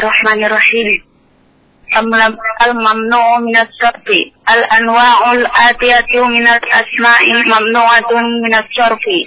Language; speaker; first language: Arabic; non-native, learner; Indonesian